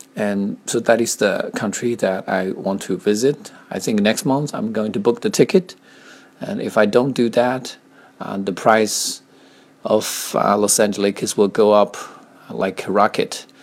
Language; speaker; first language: English; non-native, fluent; Chinese